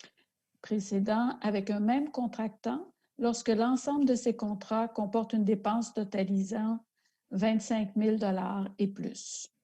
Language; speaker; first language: French; native; French